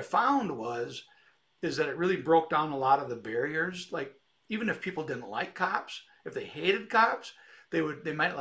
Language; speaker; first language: English; native; English